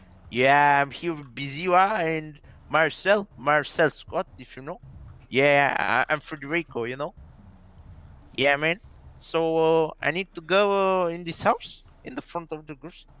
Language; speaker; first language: English; non-native, learner; Romanian